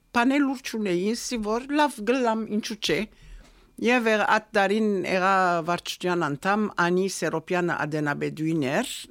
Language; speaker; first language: Armenian; early bilingual, heritage; Armenian